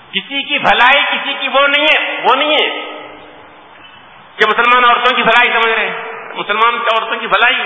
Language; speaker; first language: Urdu; native; Urdu